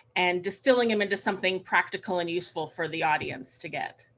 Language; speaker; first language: English; native; English